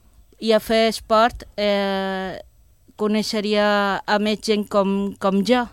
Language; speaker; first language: Catalan; non-native, local second language; Spanish